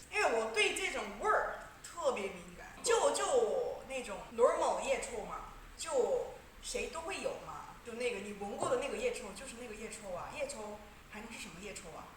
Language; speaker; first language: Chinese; non-native, fluent; Korean